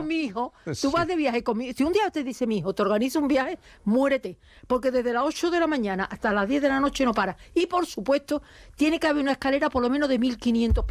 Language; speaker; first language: Spanish; native; Spanish